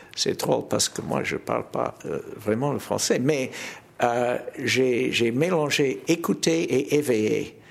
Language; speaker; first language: French; non-native, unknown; English